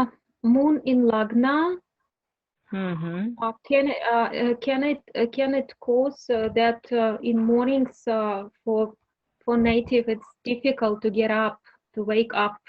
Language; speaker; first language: English; non-native, learner; Russian